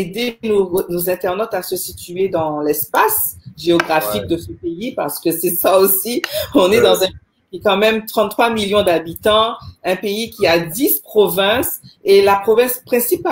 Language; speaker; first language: French; native; French